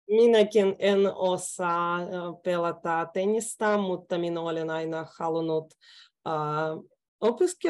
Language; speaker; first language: Finnish; non-native, learner; Russian